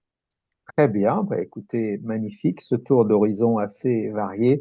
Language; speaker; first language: French; native; French